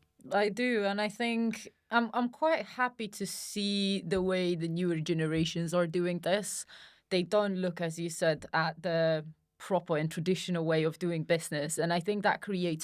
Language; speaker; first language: English; non-native, fluent; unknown